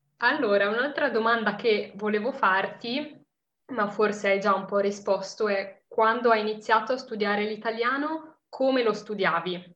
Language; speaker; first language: Italian; native; Italian